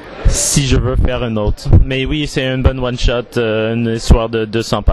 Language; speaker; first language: French; non-native, learner; English